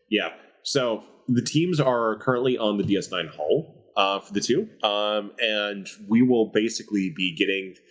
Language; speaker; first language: English; native; English